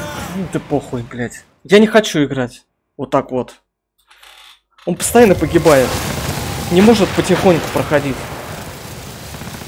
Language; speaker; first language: Russian; native; Russian